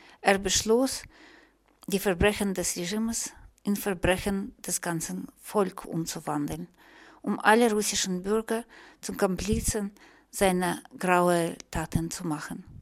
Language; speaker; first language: German; non-native, fluent; Russian